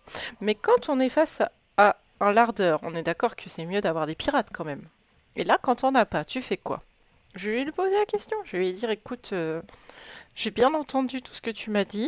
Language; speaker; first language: French; native; French